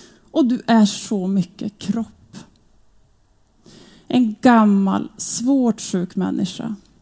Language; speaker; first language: Swedish; native; Swedish